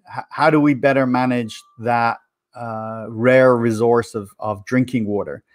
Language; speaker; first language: English; native; English